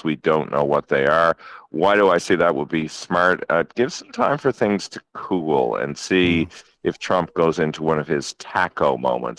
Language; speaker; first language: English; native; English